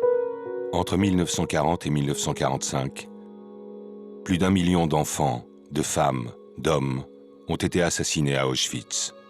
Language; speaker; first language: French; native; French